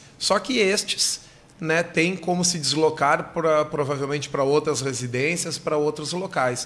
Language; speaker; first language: Portuguese; native; Portuguese